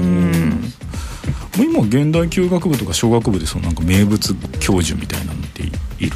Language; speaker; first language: Japanese; native; Japanese